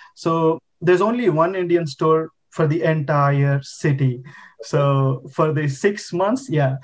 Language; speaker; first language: English; non-native, local second language; Telugu